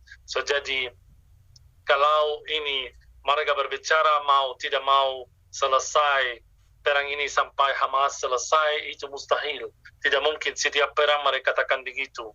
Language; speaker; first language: Indonesian; non-native, fluent; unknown